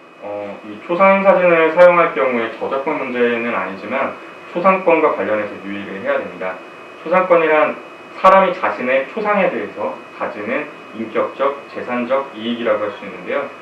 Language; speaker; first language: Korean; native; Korean